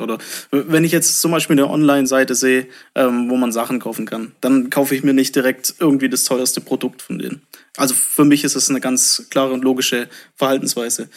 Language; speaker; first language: German; native; German